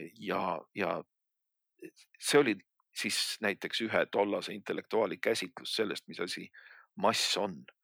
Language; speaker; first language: Estonian; native; Estonian